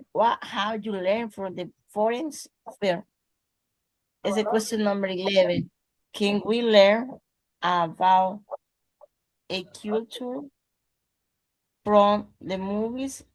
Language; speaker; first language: English; non-native, learner; Spanish